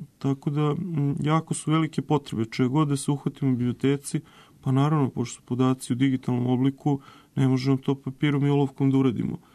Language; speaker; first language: Serbian; native; Serbian